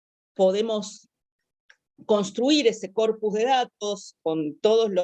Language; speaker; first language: Spanish; native; Spanish